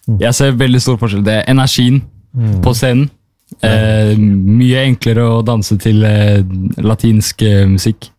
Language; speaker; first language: Norwegian; early bilingual, other home language; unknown